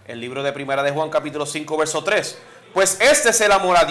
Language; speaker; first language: Spanish; native; Spanish